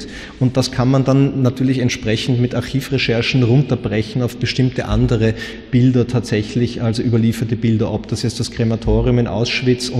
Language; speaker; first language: German; native; German